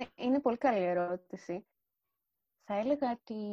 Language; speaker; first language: Greek; native; Greek